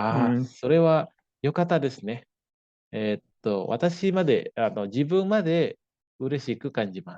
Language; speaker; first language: Japanese; non-native, fluent; Indonesian